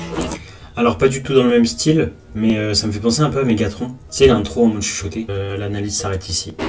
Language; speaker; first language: French; native; French